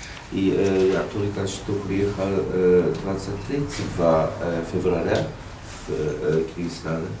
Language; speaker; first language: Russian; non-native, learner; Japanese